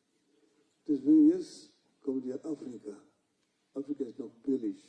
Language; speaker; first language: German; non-native, fluent; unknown